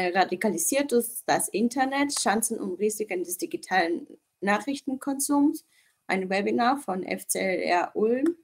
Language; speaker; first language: German; non-native, fluent; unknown